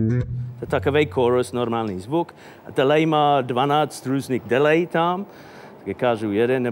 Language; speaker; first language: Czech; non-native, fluent; English